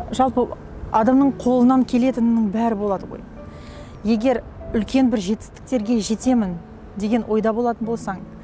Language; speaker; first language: Kazakh; non-native, local second language; Russian